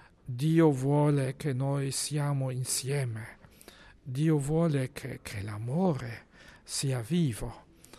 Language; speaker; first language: Italian; non-native, fluent; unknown